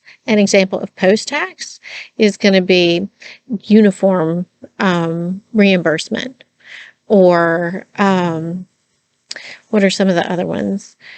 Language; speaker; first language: English; native; English